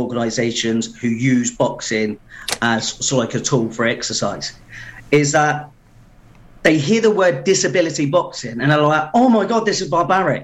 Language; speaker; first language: English; native; English